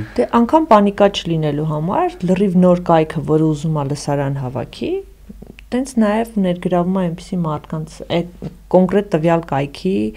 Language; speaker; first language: Armenian; native; Armenian